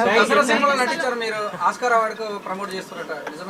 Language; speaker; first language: Telugu; native; Telugu